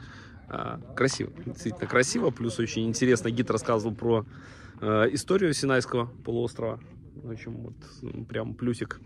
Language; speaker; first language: Russian; native; Russian